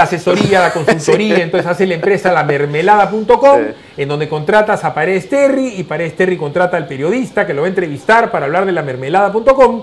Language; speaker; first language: Spanish; native; Spanish